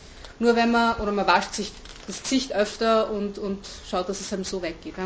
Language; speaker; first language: German; native; German